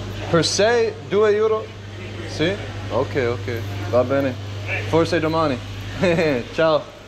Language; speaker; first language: Italian; non-native, learner; English